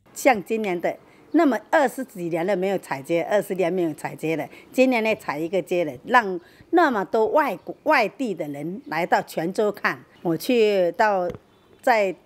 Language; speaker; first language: Chinese; native; Chinese